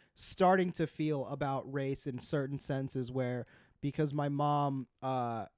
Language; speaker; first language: English; native; English